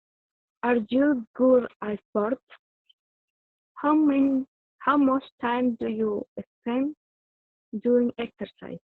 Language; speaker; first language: English; non-native, learner; Spanish